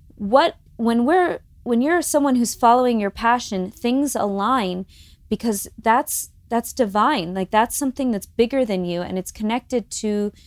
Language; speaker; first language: English; native; English